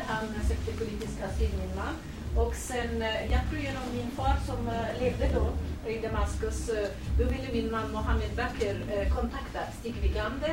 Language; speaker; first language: Swedish; non-native, fluent; Kurdish